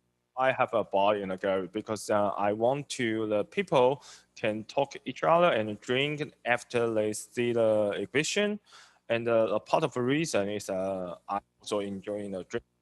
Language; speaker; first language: English; non-native, learner; Chinese